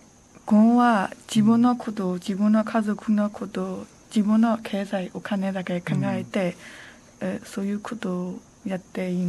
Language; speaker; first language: Japanese; non-native, learner; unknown